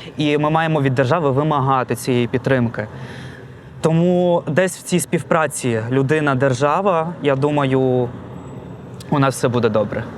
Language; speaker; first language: Ukrainian; non-native, local second language; Russian